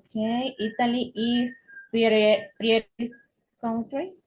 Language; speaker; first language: English; non-native, learner; Spanish